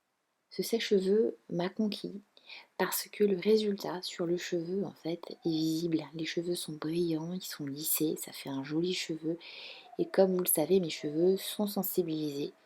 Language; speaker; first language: French; native; French